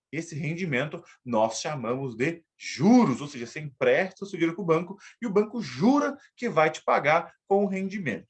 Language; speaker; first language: Portuguese; native; Portuguese